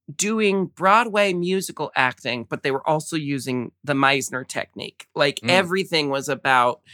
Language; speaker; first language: English; native; English